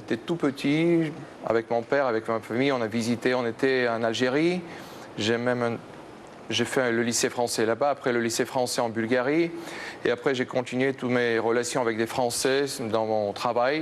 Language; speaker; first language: French; non-native, fluent; Bulgarian